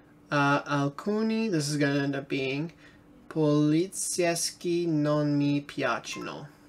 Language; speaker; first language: Italian; non-native, learner; English